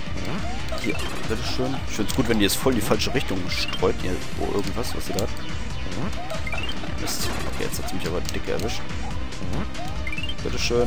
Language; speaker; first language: German; native; German